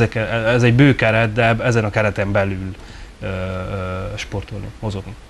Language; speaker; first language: Hungarian; native; Hungarian